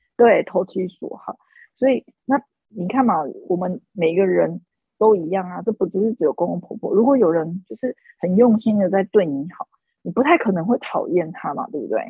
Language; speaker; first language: Chinese; native; Chinese